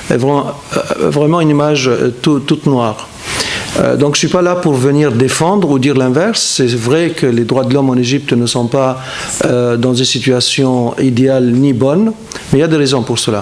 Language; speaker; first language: French; non-native, fluent; Arabic